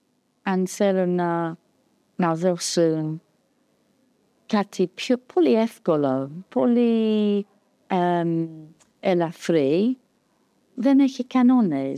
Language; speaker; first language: Greek; non-native, fluent; English